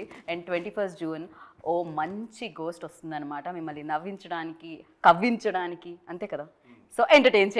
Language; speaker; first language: Telugu; native; Telugu